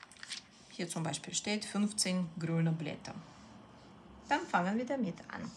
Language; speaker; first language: German; non-native, fluent; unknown